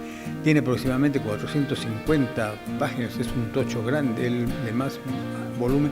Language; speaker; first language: Spanish; native; Spanish